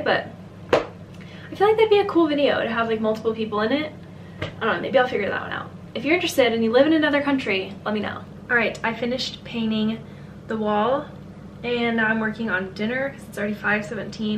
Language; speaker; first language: English; native; English